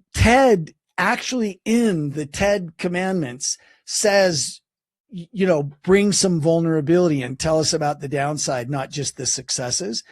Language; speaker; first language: English; native; English